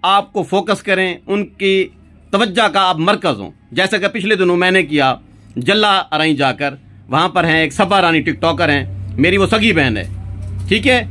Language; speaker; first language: Urdu; non-native, local second language; Saraiki